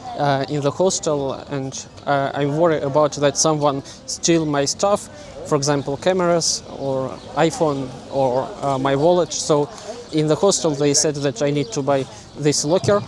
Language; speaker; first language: English; non-native, learner; Russian